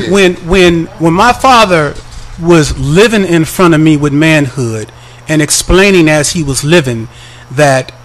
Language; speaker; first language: English; native; English